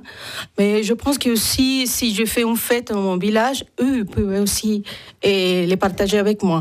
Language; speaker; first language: French; non-native, fluent; Spanish